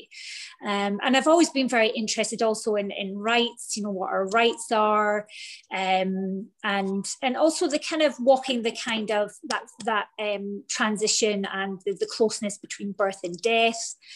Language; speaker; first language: English; native; English